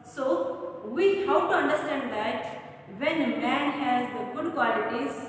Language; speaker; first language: English; non-native, local second language; Kannada